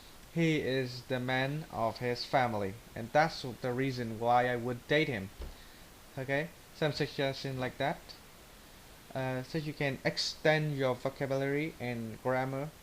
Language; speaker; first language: English; non-native, learner; Vietnamese